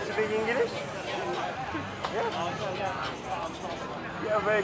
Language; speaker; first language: English; non-native, learner; Turkish